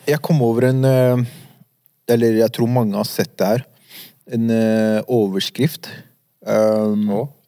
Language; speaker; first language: Norwegian; native; Norwegian